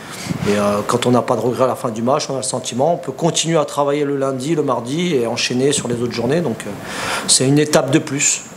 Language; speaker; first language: French; native; French